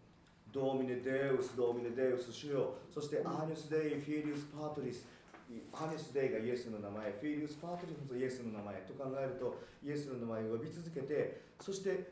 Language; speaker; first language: Japanese; native; Japanese